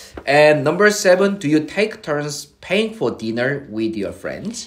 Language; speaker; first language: English; non-native, fluent; Korean